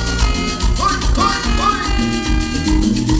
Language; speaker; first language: Spanish; native; Spanish